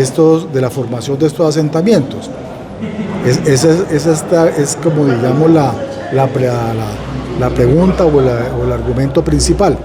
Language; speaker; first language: Spanish; native; Spanish